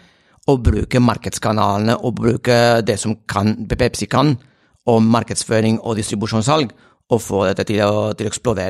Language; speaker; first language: Norwegian; non-native, fluent; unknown